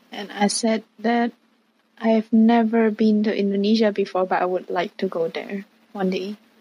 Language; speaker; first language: English; native; English